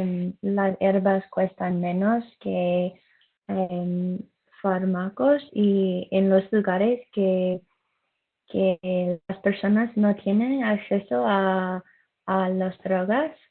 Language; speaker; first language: Spanish; non-native, learner; English